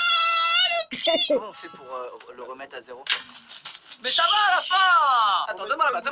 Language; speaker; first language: French; native; French